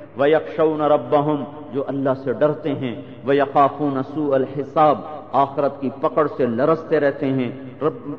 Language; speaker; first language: Urdu; non-native, local second language; Punjabi